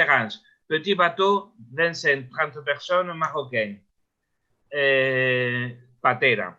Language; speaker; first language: French; non-native, learner; Spanish